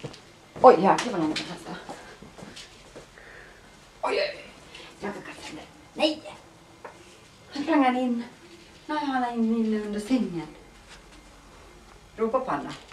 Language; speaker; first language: Swedish; native; Swedish